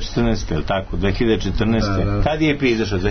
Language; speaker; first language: Serbian; native; Serbian